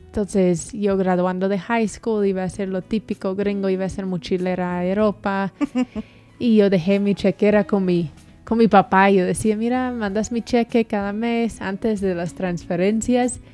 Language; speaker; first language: Spanish; non-native, fluent; English